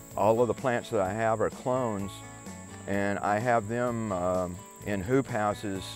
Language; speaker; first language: English; native; English